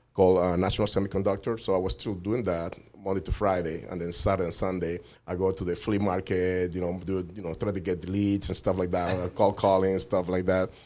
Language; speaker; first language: English; non-native, fluent; Spanish